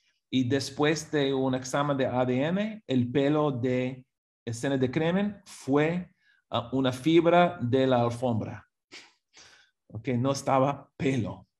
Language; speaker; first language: Spanish; non-native, fluent; English